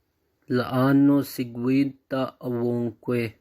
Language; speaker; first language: Italian; non-native, fluent; Urdu